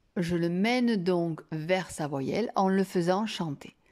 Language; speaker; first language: French; native; French